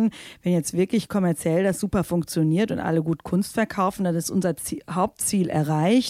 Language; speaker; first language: German; native; German